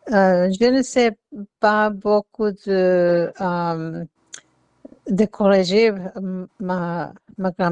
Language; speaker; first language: French; non-native, learner; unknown